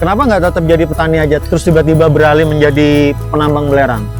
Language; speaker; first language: Indonesian; native; Indonesian